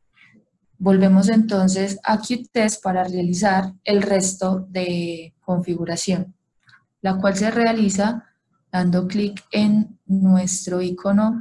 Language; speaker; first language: Spanish; native; Spanish